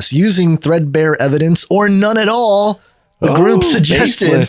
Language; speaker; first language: English; native; English